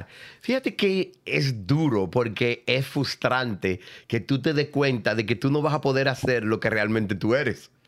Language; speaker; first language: Spanish; native; Spanish